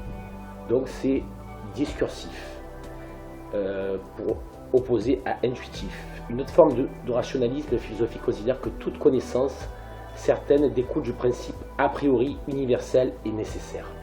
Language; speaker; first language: French; native; French